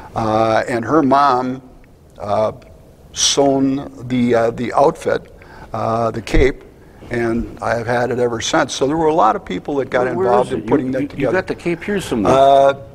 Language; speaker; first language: English; native; English